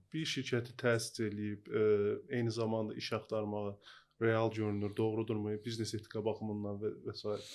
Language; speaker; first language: Azerbaijani; native; Azerbaijani